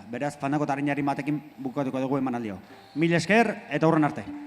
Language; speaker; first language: Basque; native; Basque